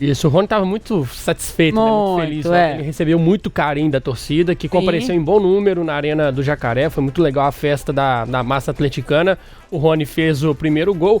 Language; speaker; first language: Portuguese; native; Portuguese